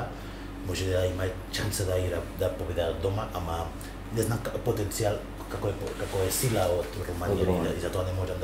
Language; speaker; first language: Macedonian; non-native, learner; Spanish